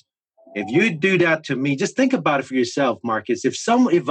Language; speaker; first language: English; non-native, local second language; Cantonese